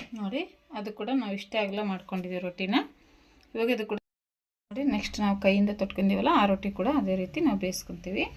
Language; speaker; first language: Kannada; native; Kannada